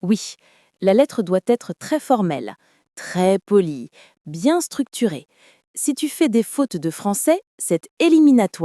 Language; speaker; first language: French; non-native, fluent; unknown